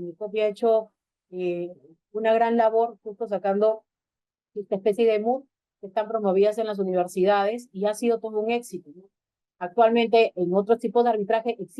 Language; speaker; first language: Spanish; native; Spanish